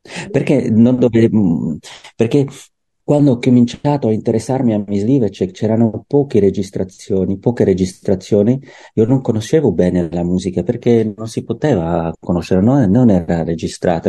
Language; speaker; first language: Italian; non-native, learner; Czech